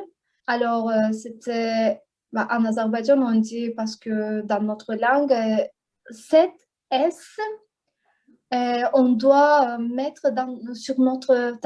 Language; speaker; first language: French; non-native, learner; Azerbaijani